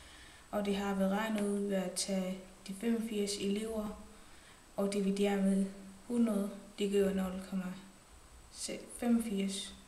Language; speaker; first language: Danish; native; Danish